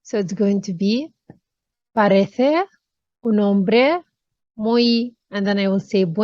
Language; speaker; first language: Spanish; non-native, fluent; English